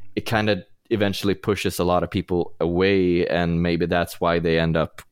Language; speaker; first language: English; non-native, fluent; Swedish